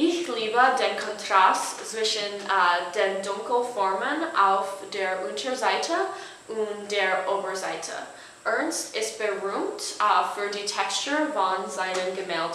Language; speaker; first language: German; non-native, learner; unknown